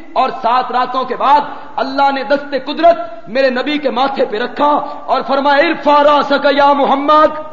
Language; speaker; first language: Urdu; non-native, local second language; Punjabi